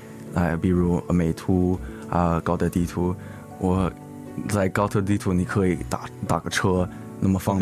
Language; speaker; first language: Chinese; early bilingual, heritage; English